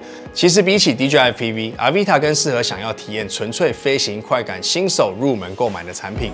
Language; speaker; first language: Chinese; native; Chinese